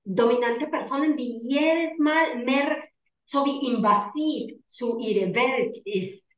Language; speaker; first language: German; non-native, learner; Spanish